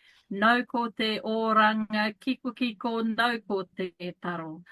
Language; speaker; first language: Māori; non-native, learner; English